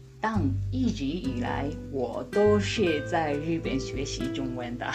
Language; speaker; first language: Chinese; non-native, fluent; Japanese